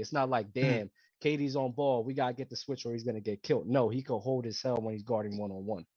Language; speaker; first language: English; native; English